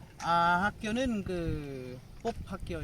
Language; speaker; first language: Korean; non-native, learner; Lao